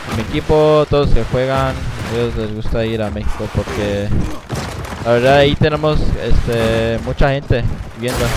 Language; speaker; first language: Spanish; early bilingual, other home language; English